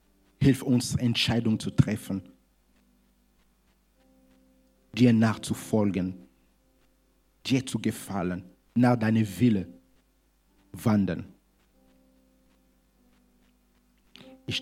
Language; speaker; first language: German; non-native, fluent; Lingala